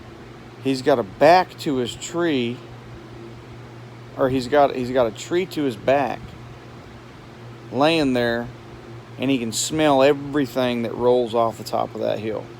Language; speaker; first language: English; native; English